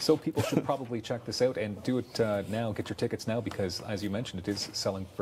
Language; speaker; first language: English; native; English